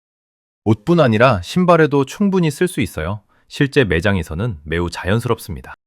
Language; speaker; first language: Korean; native; Korean